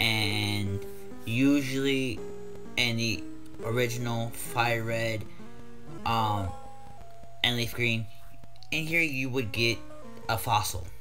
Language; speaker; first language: English; native; English